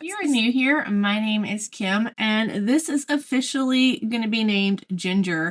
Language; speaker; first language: English; native; English